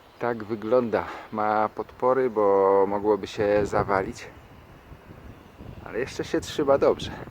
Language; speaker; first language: Polish; native; Polish